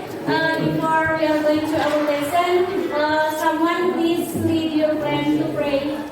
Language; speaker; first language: English; non-native, learner; Indonesian